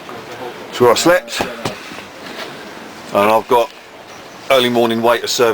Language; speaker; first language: English; native; English